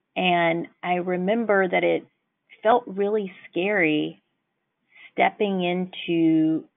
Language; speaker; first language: English; native; English